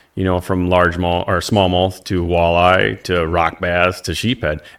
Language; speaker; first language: English; native; English